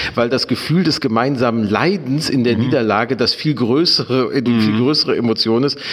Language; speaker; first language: German; native; German